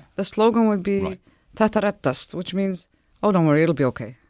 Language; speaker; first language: English; non-native, fluent; Icelandic